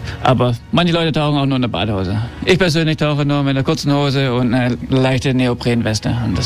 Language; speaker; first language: German; early bilingual, heritage; German